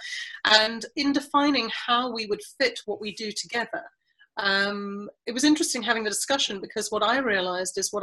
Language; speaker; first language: English; native; English